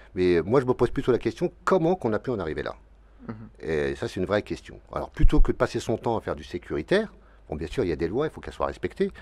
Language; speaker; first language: French; native; French